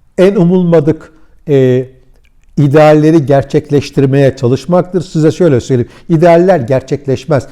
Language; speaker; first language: Turkish; early bilingual, heritage; Turkish